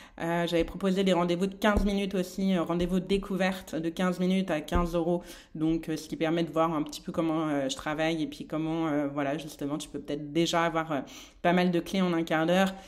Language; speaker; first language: French; native; French